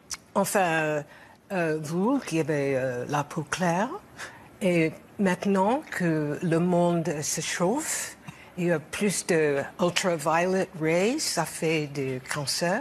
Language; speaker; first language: French; non-native, learner; English